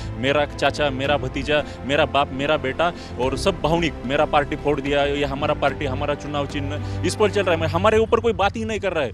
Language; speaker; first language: Hindi; non-native, local second language; Marathi